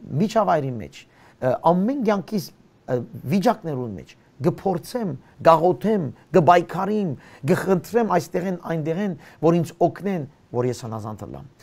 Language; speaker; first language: Armenian; early bilingual, heritage; Armenian